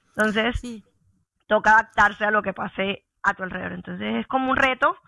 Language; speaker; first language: Spanish; native; Spanish